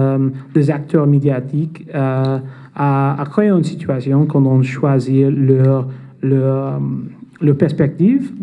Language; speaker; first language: French; non-native, fluent; English